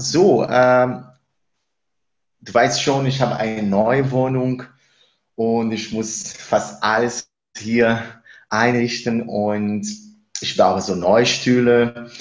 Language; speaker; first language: German; non-native, fluent; Spanish